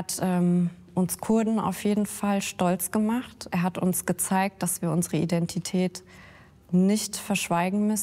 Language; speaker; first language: German; early bilingual, other home language; Kurdish